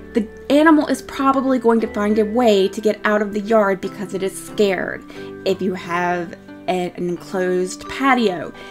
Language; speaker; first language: English; native; English